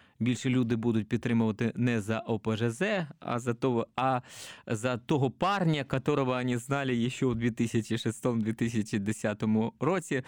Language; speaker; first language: Ukrainian; native; Ukrainian